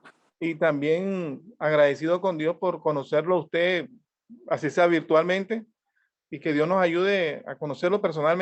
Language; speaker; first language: Spanish; native; Spanish